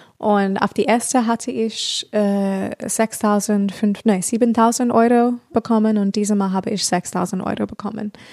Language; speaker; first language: German; non-native, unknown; English